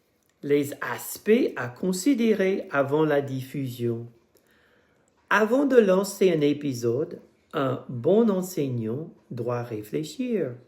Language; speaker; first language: French; non-native, fluent; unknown